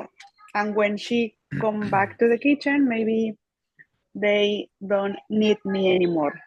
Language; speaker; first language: English; non-native, learner; Spanish